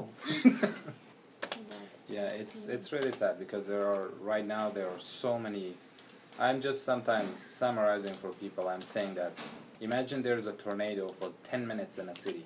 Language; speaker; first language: English; non-native, fluent; Persian